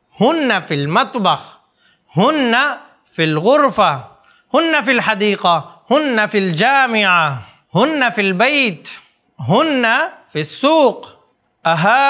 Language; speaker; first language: Arabic; non-native, fluent; Urdu